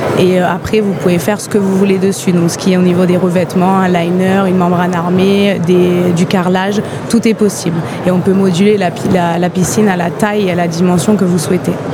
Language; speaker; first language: French; non-native, fluent; English